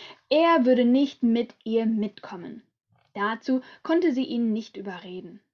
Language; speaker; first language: German; native; German